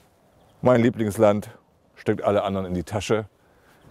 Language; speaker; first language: German; native; German